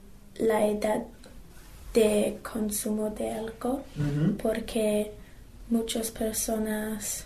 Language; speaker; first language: Spanish; non-native, learner; English